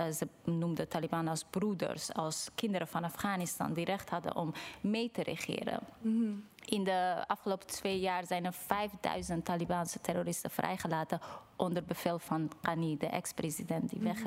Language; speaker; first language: Dutch; non-native, fluent; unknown